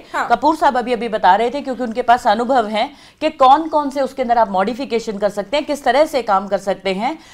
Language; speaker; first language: Hindi; native; Hindi